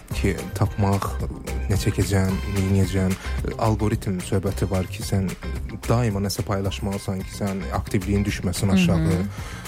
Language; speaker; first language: Azerbaijani; native; Azerbaijani